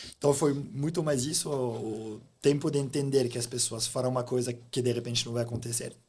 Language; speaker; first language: Portuguese; non-native, fluent; French